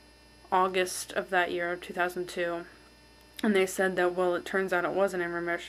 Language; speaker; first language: English; native; English